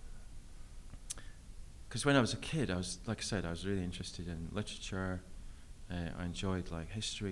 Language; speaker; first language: English; native; English